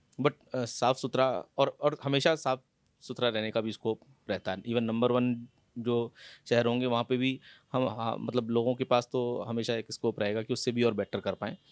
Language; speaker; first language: Hindi; native; Hindi